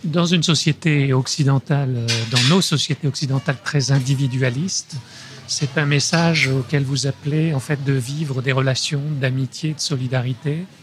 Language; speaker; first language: French; native; French